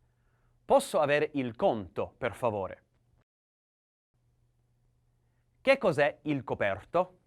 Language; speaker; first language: Italian; non-native, learner; English